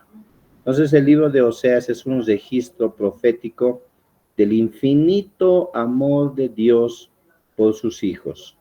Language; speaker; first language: Spanish; native; Spanish